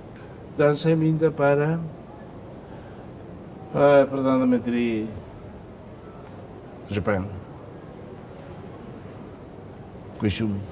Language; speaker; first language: Indonesian; non-native, fluent; Tetum